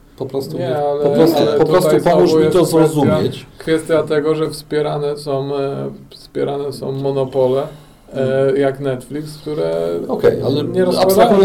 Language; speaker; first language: Polish; native; Polish